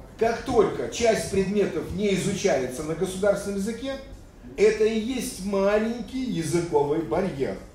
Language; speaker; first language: Russian; non-native, local second language; Latvian